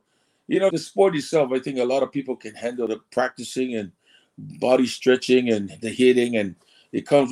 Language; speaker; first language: English; early bilingual, other home language; Samoan